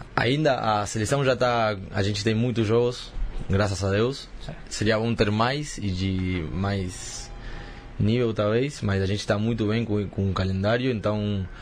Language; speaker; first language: Portuguese; early bilingual, heritage; Spanish